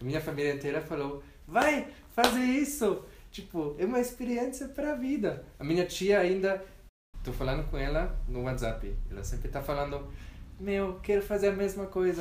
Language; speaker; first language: Portuguese; non-native, fluent; German